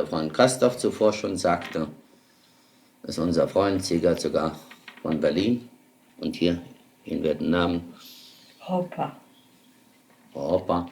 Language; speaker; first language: German; native; German